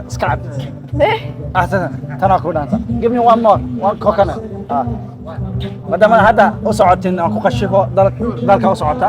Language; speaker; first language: Somali; native; Somali